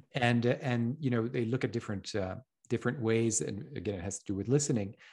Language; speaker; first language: English; non-native, fluent; French